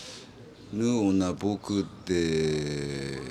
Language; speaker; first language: French; non-native, learner; Japanese